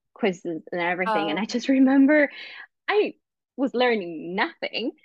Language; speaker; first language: English; non-native, fluent; Spanish